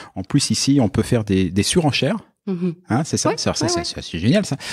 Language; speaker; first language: French; native; French